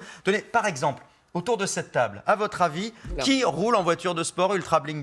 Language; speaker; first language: French; native; French